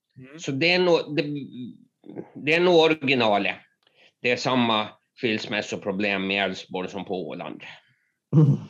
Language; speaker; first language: Swedish; native; Swedish